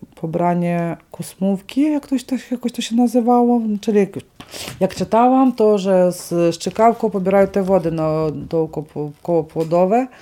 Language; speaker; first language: Polish; non-native, fluent; Ukrainian